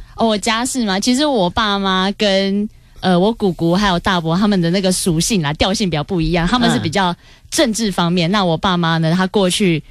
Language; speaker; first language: Chinese; native; Chinese